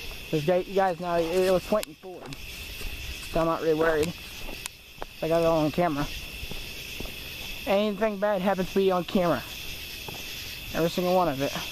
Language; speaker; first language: English; native; English